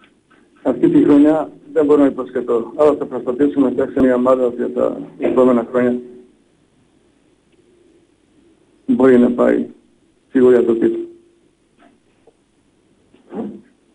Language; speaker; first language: Greek; non-native, fluent; Bosnian